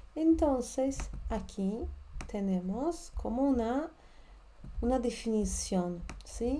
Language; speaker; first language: Spanish; non-native, fluent; Polish